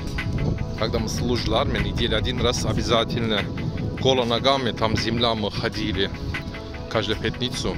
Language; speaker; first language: Russian; non-native, learner; Turkish